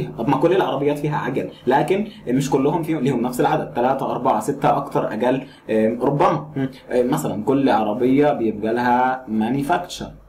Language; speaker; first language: Arabic; native; Arabic